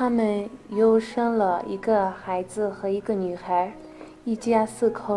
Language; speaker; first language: Chinese; non-native, learner; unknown